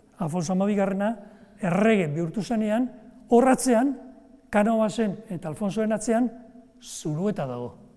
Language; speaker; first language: Basque; native; Basque